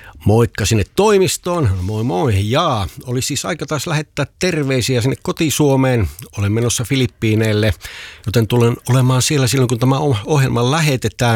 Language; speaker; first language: Finnish; native; Finnish